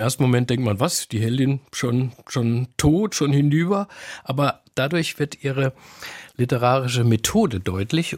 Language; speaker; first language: German; native; German